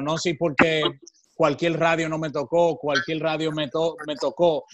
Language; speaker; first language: Spanish; native; Spanish